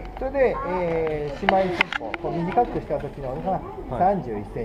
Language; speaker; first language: Japanese; native; Japanese